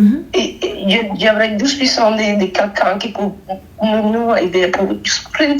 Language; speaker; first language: French; non-native, fluent; Spanish